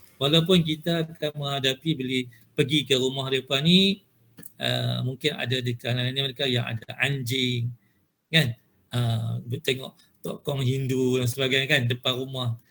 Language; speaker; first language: Malay; native; Malay